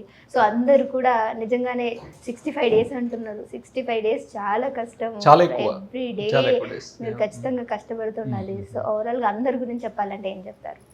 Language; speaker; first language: Telugu; native; Telugu